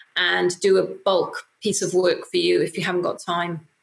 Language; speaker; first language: English; native; English